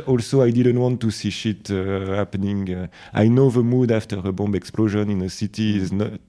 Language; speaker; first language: English; non-native, fluent; French